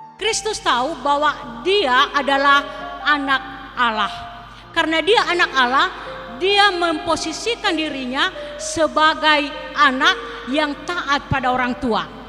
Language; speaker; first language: Indonesian; non-native, local second language; Nias